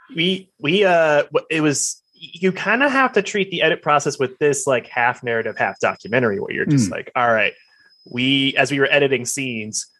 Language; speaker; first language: English; native; English